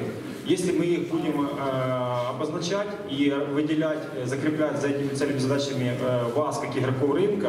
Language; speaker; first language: Russian; native; Russian